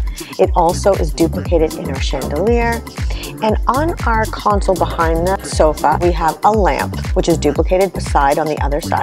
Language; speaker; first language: English; native; English